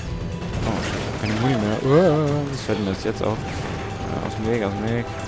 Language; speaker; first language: German; native; German